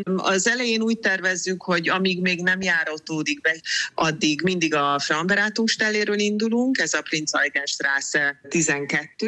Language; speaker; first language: Hungarian; native; Hungarian